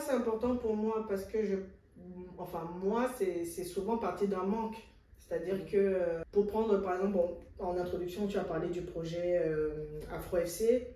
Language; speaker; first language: French; native; French